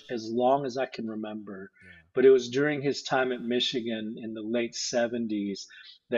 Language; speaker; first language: English; early bilingual, other home language; Korean